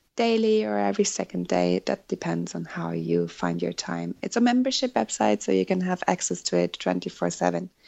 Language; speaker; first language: English; non-native, fluent; German